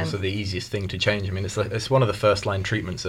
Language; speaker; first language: English; native; English